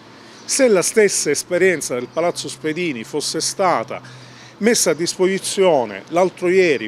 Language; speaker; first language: Italian; native; Italian